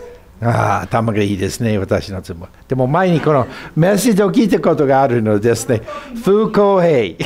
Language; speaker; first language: Japanese; non-native, fluent; English